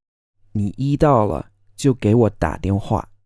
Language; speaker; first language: Chinese; non-native, fluent; English